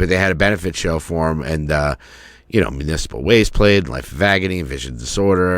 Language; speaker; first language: English; native; English